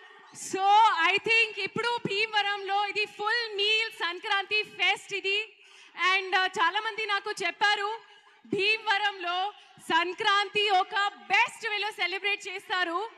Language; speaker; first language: Telugu; non-native, learner; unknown